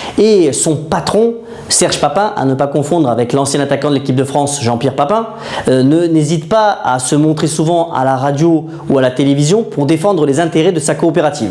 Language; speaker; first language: French; native; French